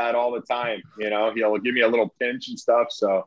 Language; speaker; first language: English; native; English